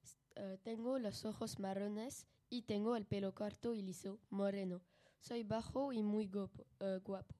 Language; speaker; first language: Spanish; non-native, learner; French